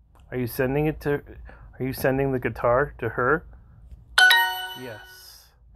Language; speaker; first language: English; native; English